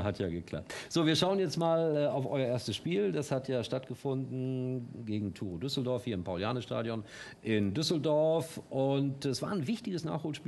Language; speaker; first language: German; native; German